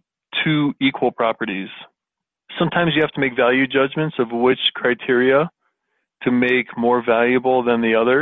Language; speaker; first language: English; native; English